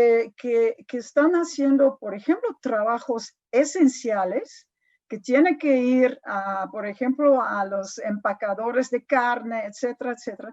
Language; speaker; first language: Spanish; non-native, fluent; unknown